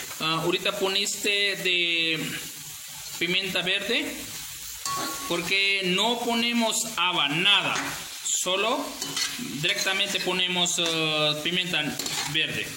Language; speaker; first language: Spanish; non-native, learner; Urdu